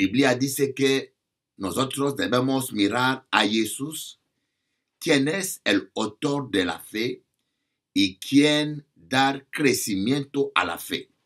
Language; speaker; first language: Spanish; non-native, learner; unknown